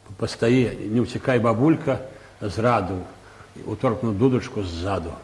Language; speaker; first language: Belarusian; native; Belarusian